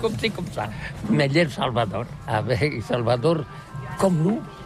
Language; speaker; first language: French; non-native, learner; Catalan